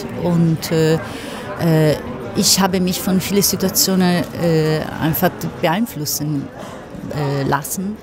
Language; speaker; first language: German; non-native, fluent; Italian